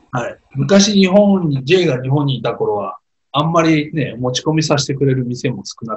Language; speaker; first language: Japanese; native; Japanese